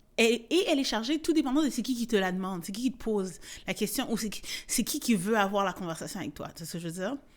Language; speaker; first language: French; native; French